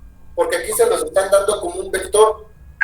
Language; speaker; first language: Spanish; native; Spanish